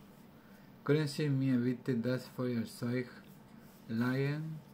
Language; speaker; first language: German; non-native, learner; Spanish